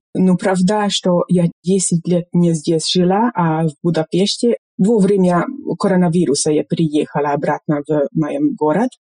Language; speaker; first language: Russian; non-native, fluent; Hungarian